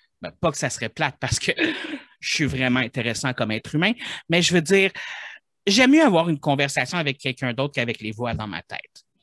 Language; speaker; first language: French; native; French